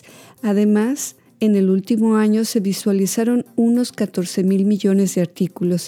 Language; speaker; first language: Spanish; native; Spanish